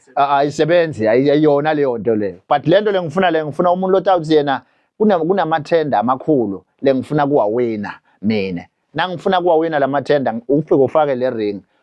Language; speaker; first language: Zulu; non-native, local second language; Swati